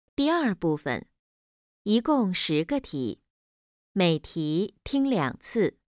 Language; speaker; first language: Chinese; native; Chinese